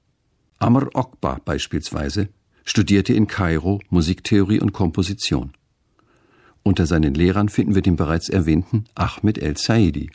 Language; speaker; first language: German; native; German